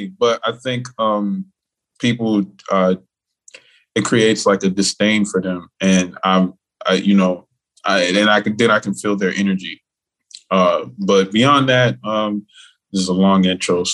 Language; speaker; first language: English; native; English